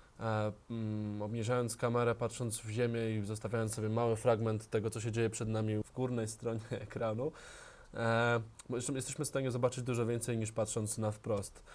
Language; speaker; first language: Polish; native; Polish